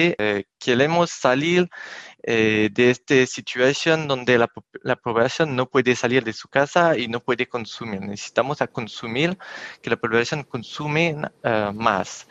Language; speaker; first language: Spanish; non-native, fluent; French